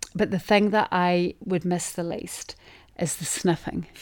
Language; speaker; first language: English; native; English